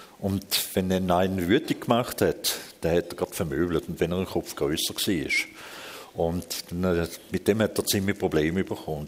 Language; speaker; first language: German; early bilingual, other home language; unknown